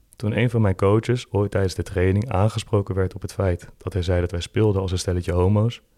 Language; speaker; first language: Dutch; native; Dutch